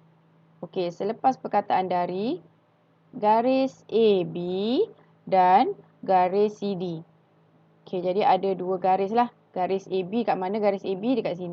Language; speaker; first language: Malay; native; Malay